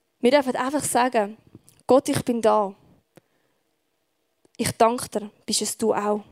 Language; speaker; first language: German; native; German